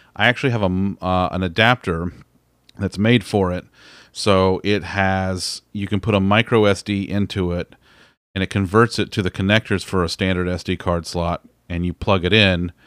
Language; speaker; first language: English; native; English